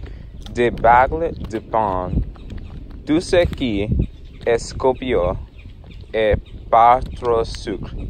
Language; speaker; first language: French; non-native, learner; English